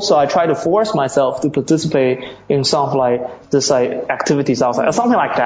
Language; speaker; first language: English; early bilingual, other home language; Chinese